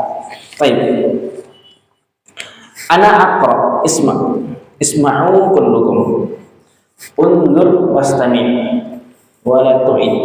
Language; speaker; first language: Arabic; non-native, fluent; Indonesian